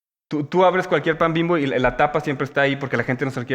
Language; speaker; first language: Spanish; native; Spanish